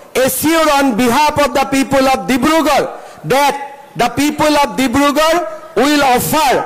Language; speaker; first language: English; non-native, local second language; Assamese